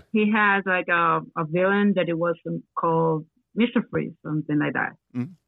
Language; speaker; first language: English; non-native, learner; Spanish